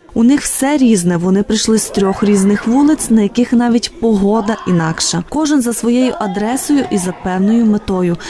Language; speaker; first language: Ukrainian; native; Ukrainian